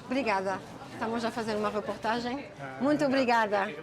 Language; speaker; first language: Portuguese; non-native, fluent; French